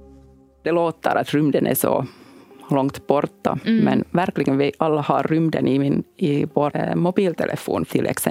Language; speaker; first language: Swedish; non-native, local second language; Finnish